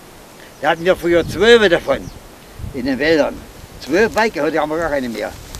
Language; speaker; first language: German; native; German